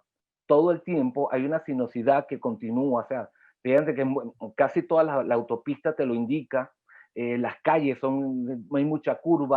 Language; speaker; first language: Spanish; native; Spanish